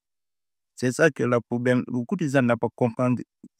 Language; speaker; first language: French; non-native, learner; Portuguese